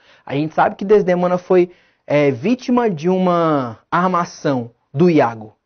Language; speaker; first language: Portuguese; native; Portuguese